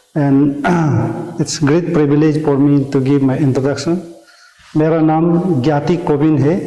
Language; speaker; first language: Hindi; non-native, local second language; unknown